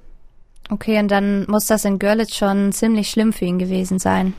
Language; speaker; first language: German; native; German